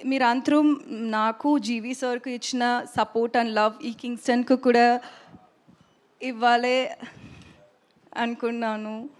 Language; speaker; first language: Telugu; non-native, learner; Tamil